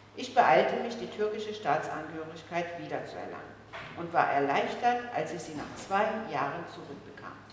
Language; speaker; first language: German; early bilingual, other home language; Turkish